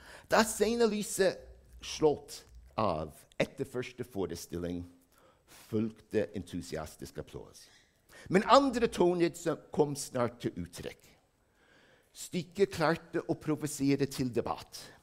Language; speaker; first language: Norwegian; non-native, fluent; English